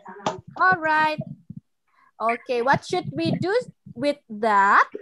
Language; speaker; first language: English; non-native, local second language; Indonesian